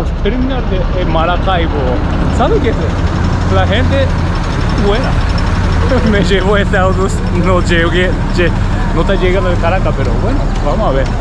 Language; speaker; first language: Spanish; non-native, learner; Japanese